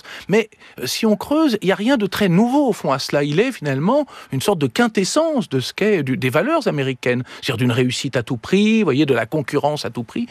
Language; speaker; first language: French; native; French